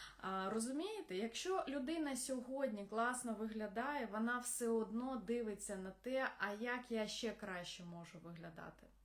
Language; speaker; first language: Ukrainian; non-native, local second language; Russian